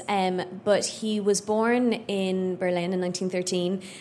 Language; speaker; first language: English; native; English